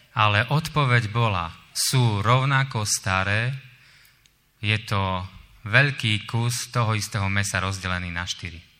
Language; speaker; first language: Slovak; native; Slovak